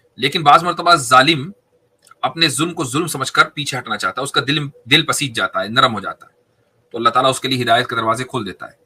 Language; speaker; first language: Urdu; native; Urdu